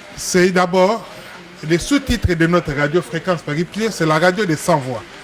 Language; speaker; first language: French; non-native, local second language; Lingala